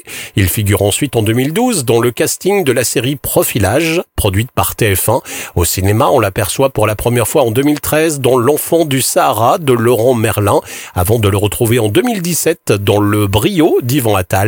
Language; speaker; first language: French; native; French